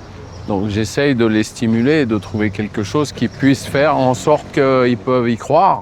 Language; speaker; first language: French; native; French